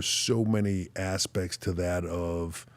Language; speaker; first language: English; native; English